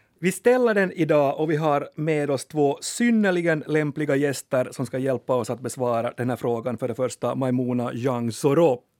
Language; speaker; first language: Swedish; native; Swedish